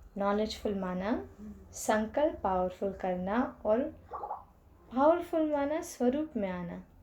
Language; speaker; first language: Hindi; non-native, local second language; Marathi